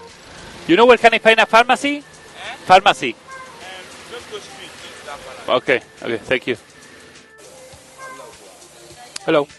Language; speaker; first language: English; non-native, learner; Spanish